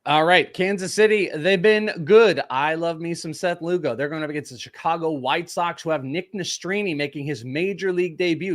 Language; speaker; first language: English; native; English